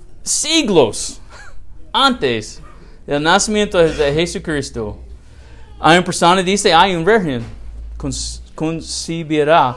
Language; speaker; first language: Spanish; non-native, learner; English